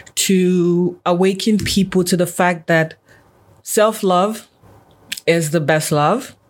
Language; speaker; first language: English; non-native, local second language; Yoruba